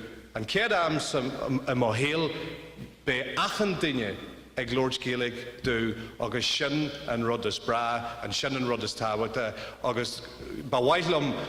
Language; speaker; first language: Irish; non-native, learner; English